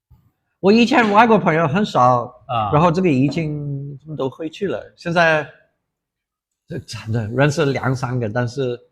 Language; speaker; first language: Chinese; non-native, fluent; English